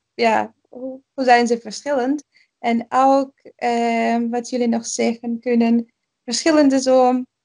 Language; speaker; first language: Dutch; non-native, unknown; Ukrainian